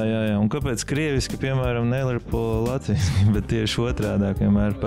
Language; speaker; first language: Latvian; native; Latvian